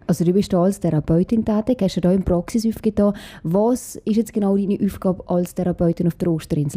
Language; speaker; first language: German; native; German